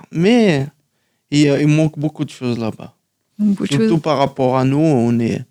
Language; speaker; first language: French; non-native, local second language; Kabyle